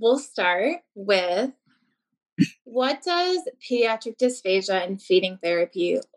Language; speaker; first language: English; native; English